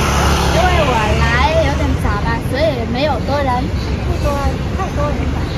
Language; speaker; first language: Chinese; non-native, learner; Vietnamese